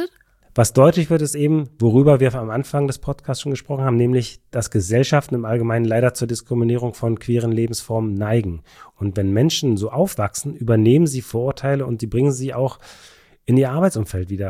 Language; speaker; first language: German; native; German